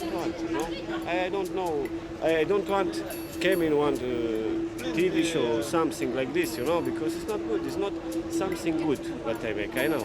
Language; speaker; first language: English; non-native, learner; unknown